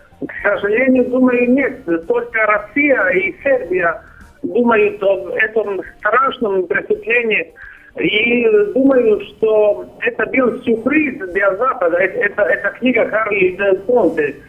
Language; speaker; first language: Russian; non-native, learner; Serbian